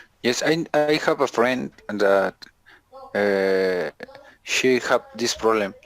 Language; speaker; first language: English; non-native, learner; Spanish